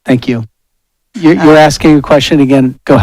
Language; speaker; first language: English; native; English